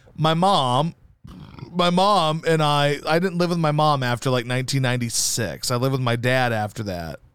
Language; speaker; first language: English; native; English